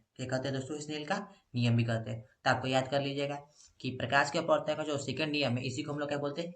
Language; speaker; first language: Hindi; native; Hindi